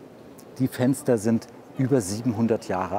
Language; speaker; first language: German; native; German